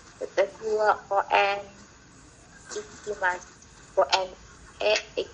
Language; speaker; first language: Japanese; non-native, learner; Filipino